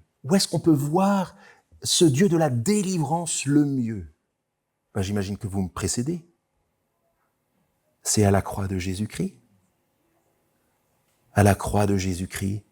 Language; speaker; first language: French; native; French